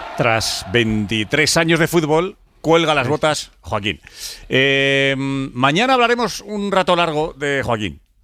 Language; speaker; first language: Spanish; native; Spanish